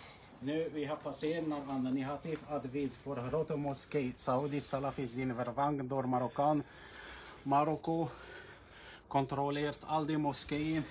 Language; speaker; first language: Dutch; non-native, learner; Arabic